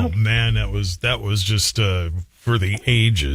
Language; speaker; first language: English; native; English